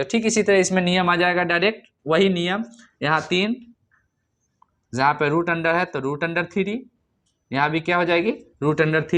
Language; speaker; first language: Hindi; native; Hindi